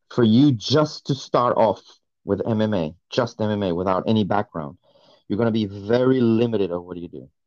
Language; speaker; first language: English; non-native, fluent; Portuguese